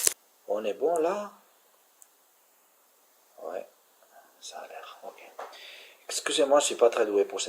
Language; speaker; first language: French; native; French